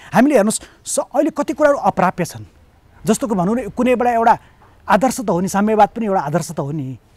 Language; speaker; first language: Nepali; native; Nepali